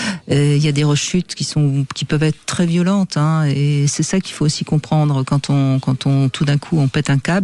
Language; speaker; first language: French; native; French